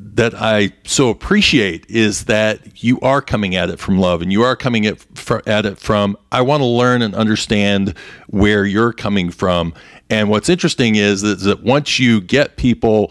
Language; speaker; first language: English; native; English